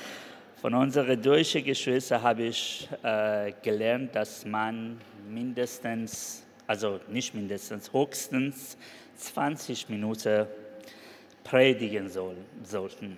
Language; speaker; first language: German; non-native, fluent; Persian